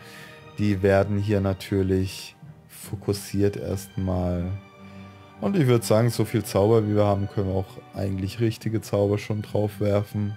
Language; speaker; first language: German; native; German